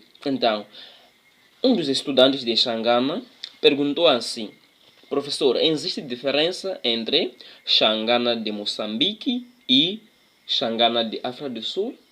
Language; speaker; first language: Portuguese; non-native, local second language; Tsonga